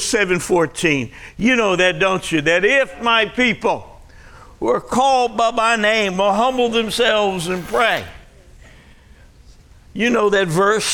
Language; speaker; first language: English; native; English